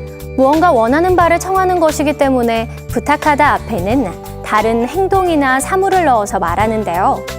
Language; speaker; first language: Korean; native; Korean